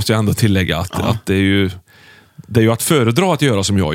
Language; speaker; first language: Swedish; native; Swedish